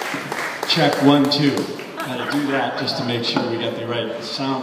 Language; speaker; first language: English; native; English